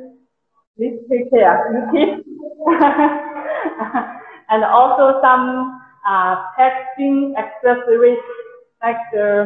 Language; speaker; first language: English; non-native, local second language; Chinese